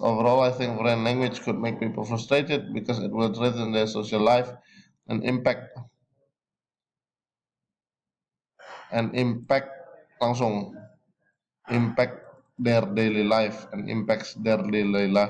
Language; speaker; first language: English; non-native, fluent; Indonesian